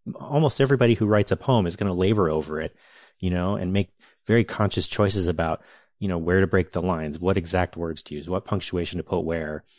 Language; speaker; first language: English; native; English